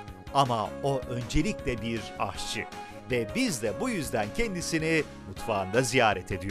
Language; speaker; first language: Turkish; native; Turkish